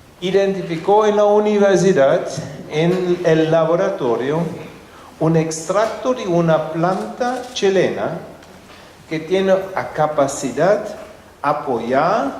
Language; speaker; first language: Spanish; non-native, fluent; German